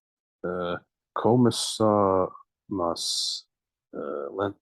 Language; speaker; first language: Portuguese; non-native, learner; English